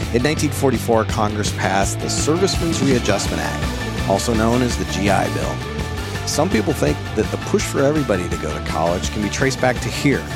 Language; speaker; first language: English; native; English